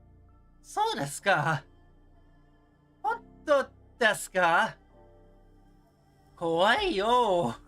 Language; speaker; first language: Japanese; non-native, learner; English